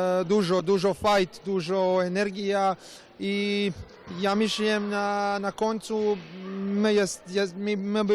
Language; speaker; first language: Polish; non-native, learner; Croatian